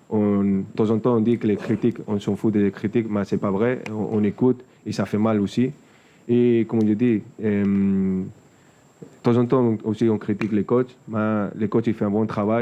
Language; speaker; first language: French; non-native, fluent; Spanish